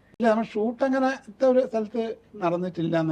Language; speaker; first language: Malayalam; native; Malayalam